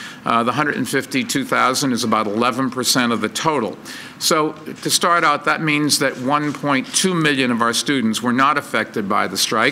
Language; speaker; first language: English; native; English